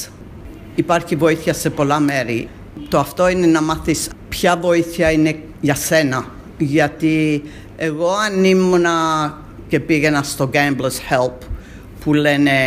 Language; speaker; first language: Greek; early bilingual, heritage; Greek